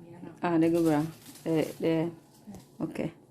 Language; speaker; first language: Swedish; non-native, learner; Filipino